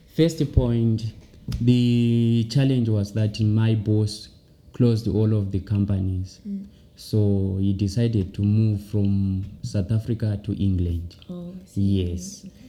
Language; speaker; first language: English; non-native, local second language; Shona